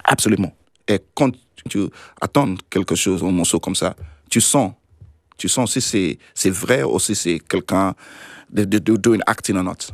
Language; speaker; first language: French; non-native, learner; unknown